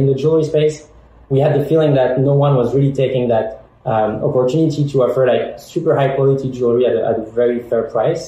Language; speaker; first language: English; non-native, fluent; French